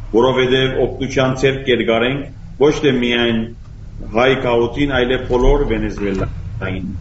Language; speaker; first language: Armenian; native; Armenian